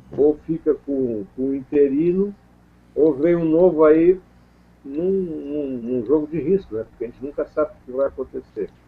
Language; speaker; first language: Portuguese; native; Portuguese